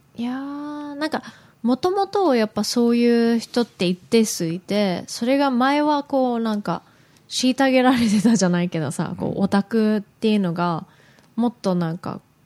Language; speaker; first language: Japanese; early bilingual, heritage; Japanese